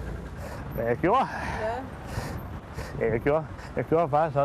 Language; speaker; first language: Danish; native; Danish